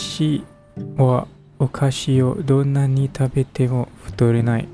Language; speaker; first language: Japanese; non-native, learner; English